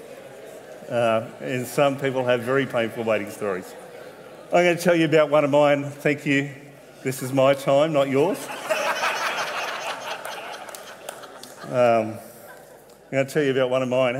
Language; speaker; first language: English; native; English